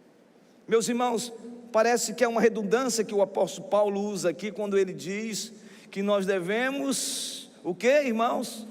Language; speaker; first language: Portuguese; native; Portuguese